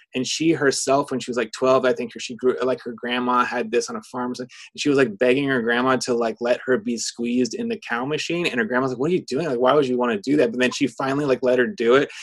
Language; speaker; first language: English; native; English